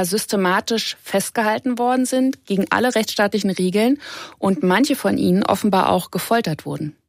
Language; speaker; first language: German; native; German